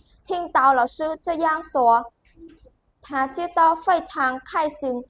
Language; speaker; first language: Chinese; non-native, learner; Khmer